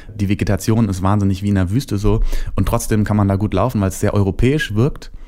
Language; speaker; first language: German; native; German